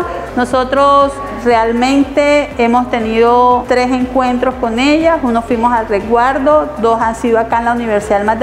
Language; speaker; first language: Spanish; native; Spanish